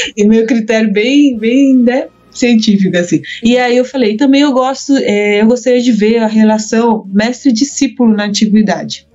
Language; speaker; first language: Portuguese; early bilingual, heritage; Portuguese